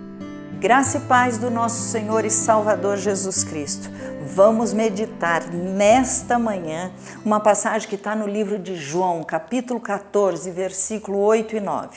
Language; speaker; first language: Portuguese; native; Portuguese